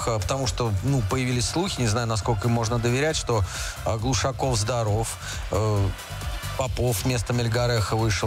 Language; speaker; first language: Russian; native; Russian